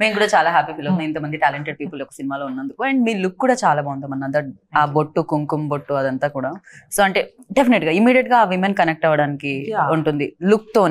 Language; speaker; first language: Telugu; native; Telugu